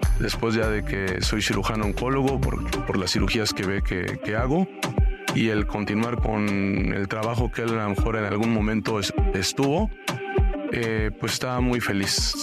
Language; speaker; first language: Spanish; native; Spanish